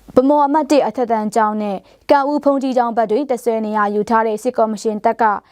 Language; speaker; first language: Burmese; non-native, local second language; Kachin